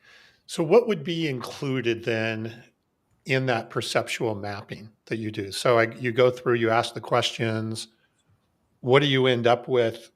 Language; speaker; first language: English; native; English